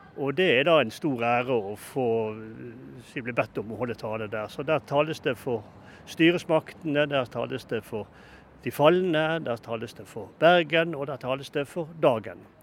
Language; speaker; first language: Norwegian; native; Norwegian